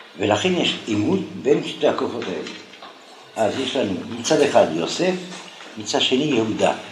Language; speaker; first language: Hebrew; non-native, fluent; French